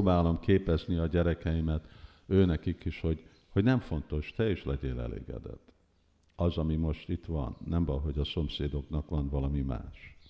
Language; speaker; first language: Hungarian; early bilingual, heritage; Hungarian